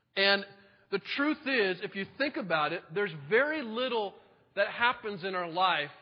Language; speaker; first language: English; native; English